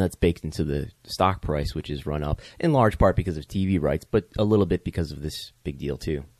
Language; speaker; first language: English; native; English